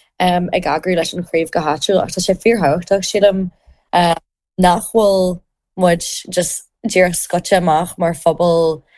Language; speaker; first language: Irish; native; Irish